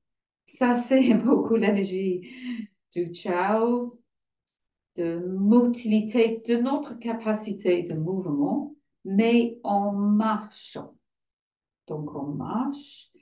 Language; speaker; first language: French; non-native, fluent; English